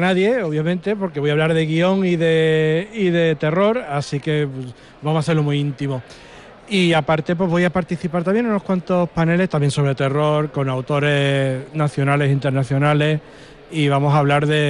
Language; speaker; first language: Spanish; native; Spanish